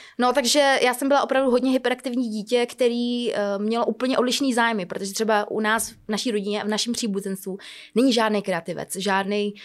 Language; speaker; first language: Czech; early bilingual, other home language; Vietnamese